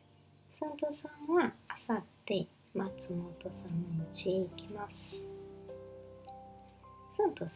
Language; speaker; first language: Japanese; non-native, learner; Portuguese